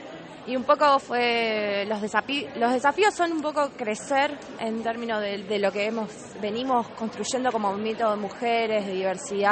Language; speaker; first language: Spanish; native; Spanish